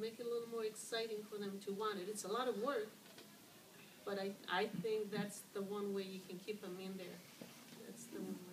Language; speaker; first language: English; early bilingual, other home language; Greek